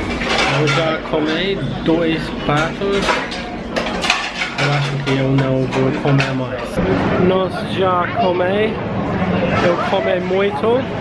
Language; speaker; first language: Portuguese; non-native, learner; English